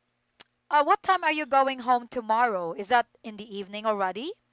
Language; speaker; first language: English; non-native, fluent; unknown